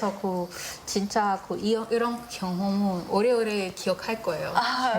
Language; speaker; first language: Korean; non-native, learner; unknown